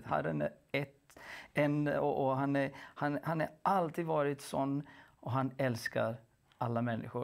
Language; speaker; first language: Swedish; non-native, fluent; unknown